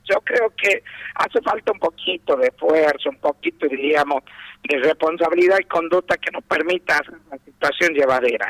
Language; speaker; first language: Spanish; native; Spanish